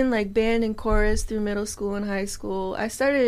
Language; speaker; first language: English; native; English